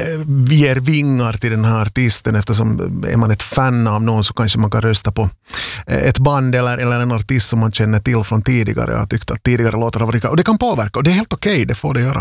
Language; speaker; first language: Swedish; native; Swedish